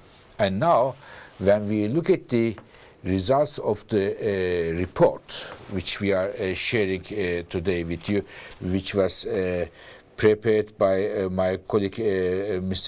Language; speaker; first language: English; non-native, fluent; Turkish